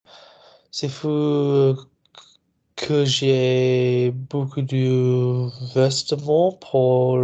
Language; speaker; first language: French; non-native, learner; English